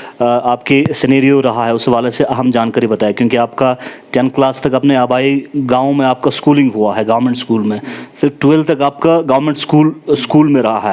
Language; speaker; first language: Hindi; non-native, local second language; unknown